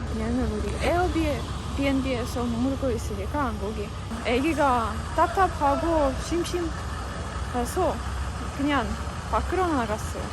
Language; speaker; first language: Korean; non-native, fluent; Ukrainian